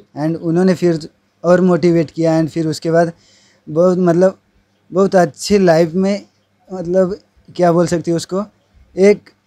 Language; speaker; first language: Hindi; non-native, local second language; Marathi